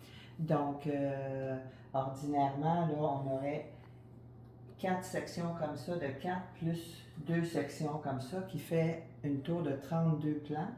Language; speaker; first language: French; native; French